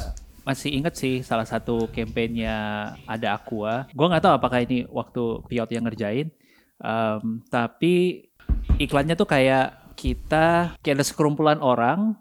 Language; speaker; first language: Indonesian; native; Indonesian